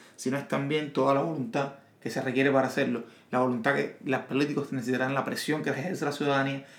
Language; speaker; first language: Spanish; native; Spanish